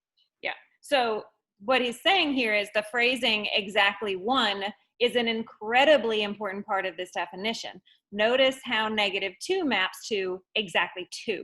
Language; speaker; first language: English; native; English